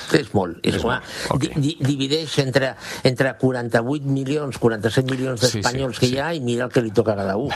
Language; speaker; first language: Catalan; non-native, local second language; Spanish